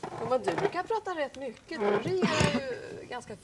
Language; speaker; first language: Swedish; native; Swedish